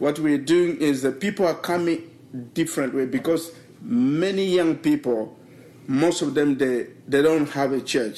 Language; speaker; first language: English; non-native, learner; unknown